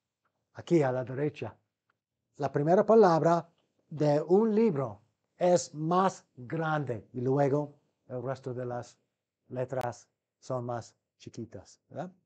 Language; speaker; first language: Spanish; non-native, fluent; English